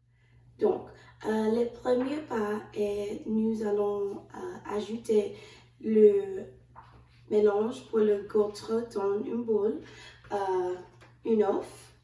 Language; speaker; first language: French; non-native, learner; English